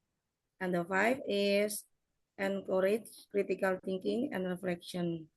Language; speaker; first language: English; non-native, learner; Indonesian